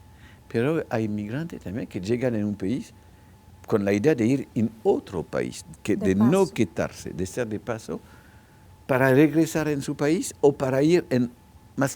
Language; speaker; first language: Spanish; non-native, local second language; French